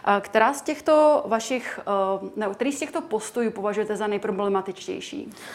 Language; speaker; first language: Czech; native; Czech